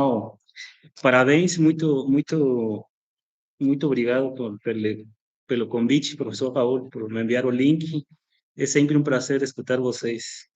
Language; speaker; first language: Portuguese; non-native, fluent; Spanish